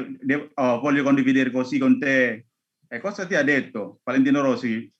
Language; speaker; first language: Italian; non-native, learner; Indonesian